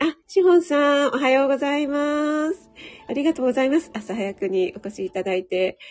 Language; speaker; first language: Japanese; native; Japanese